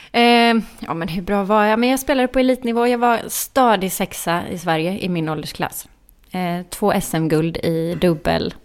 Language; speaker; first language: Swedish; native; Swedish